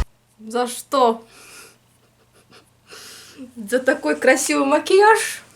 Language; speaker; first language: Russian; non-native, learner; Turkmen